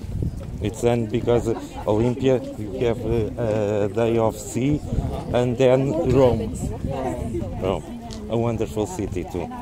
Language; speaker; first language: English; non-native, learner; Portuguese